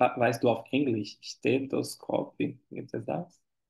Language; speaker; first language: German; non-native, fluent; Portuguese